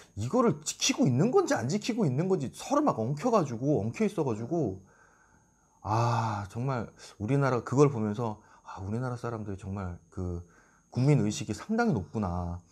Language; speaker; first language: Korean; native; Korean